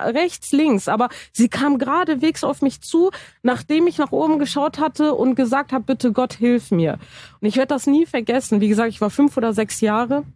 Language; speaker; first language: German; early bilingual, other home language; Turkish